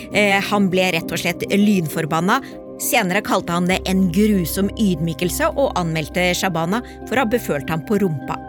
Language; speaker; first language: Norwegian; native; Norwegian